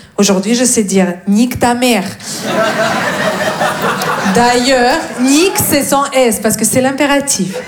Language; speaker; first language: French; non-native, fluent; Russian